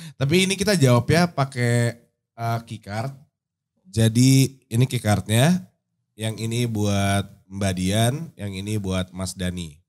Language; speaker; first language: Indonesian; native; Indonesian